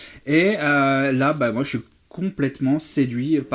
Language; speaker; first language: French; native; French